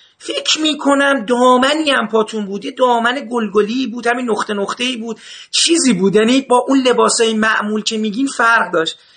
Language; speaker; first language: Persian; native; Persian